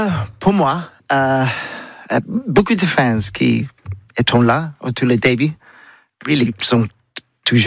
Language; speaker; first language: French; non-native, learner; English